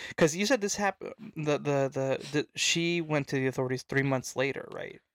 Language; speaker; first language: English; native; English